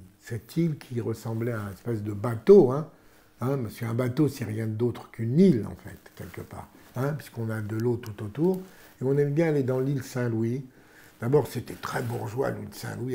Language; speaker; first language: French; native; French